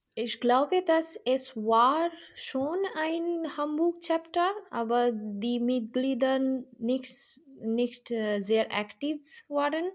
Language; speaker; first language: German; non-native, learner; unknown